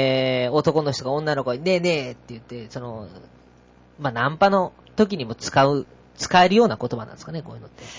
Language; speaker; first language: Japanese; native; Japanese